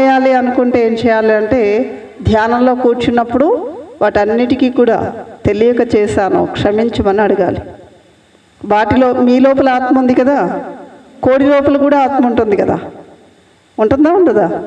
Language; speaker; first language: Telugu; native; Telugu